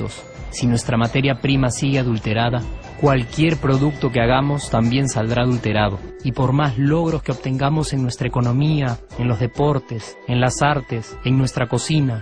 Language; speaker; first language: Spanish; native; Spanish